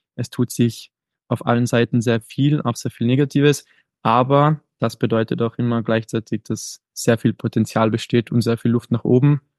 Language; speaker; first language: German; native; German